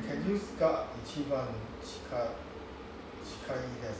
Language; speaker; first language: Japanese; non-native, learner; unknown